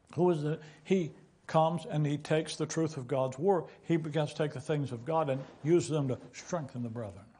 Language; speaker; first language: English; native; English